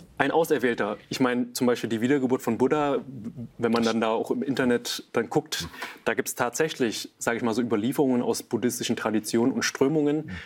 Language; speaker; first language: German; early bilingual, other home language; Vietnamese